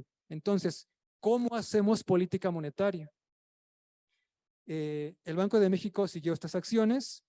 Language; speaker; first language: Spanish; native; Spanish